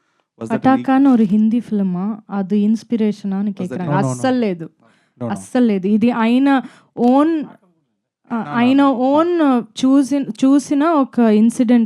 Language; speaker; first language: Telugu; non-native, fluent; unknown